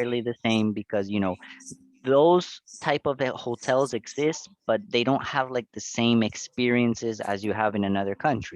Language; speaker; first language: English; non-native, fluent; Spanish